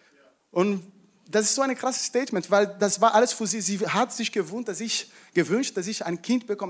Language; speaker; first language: German; non-native, fluent; Portuguese